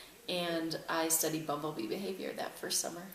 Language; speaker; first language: English; native; English